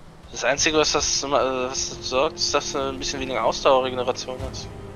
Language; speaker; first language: German; native; German